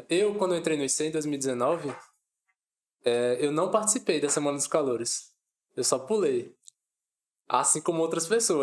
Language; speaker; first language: Portuguese; native; Portuguese